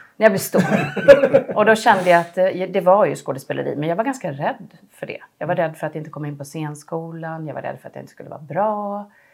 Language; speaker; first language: Swedish; native; Swedish